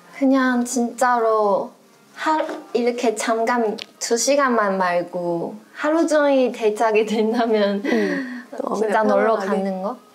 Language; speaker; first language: Korean; non-native, fluent; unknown